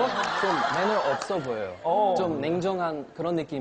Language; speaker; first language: Korean; non-native, fluent; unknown